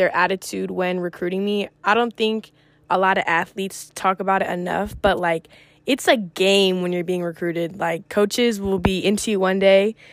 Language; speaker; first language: English; early bilingual, other home language; Greek